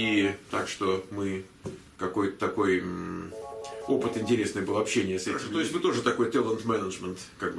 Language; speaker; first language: Russian; native; Russian